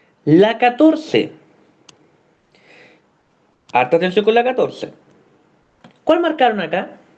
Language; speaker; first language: Spanish; native; Spanish